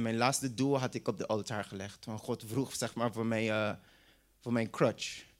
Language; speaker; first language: Dutch; non-native, local second language; English